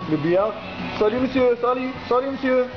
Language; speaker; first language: French; non-native, local second language; Arabic